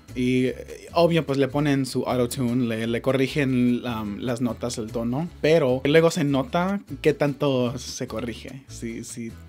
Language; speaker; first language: Spanish; early bilingual, heritage; Spanish